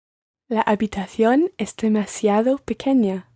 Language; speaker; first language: Spanish; non-native, learner; English